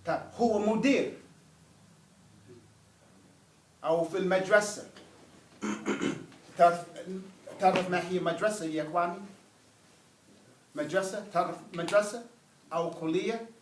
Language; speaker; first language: Arabic; non-native, fluent; English